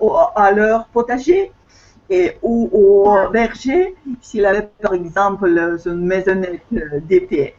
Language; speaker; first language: French; non-native, fluent; Russian